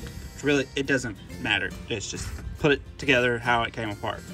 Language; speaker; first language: English; native; English